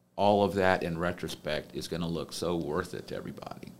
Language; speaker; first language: English; native; English